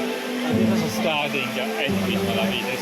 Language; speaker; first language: English; non-native, learner; German